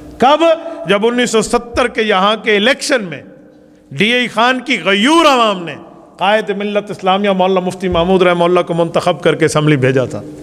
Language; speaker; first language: Urdu; non-native, local second language; Saraiki